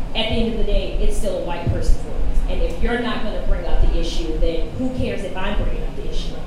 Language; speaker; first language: English; native; English